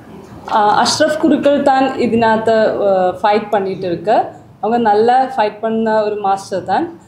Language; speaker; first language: Tamil; non-native, learner; Malayalam